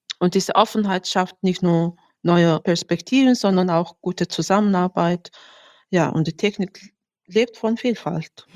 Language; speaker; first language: German; non-native, fluent; Mongolian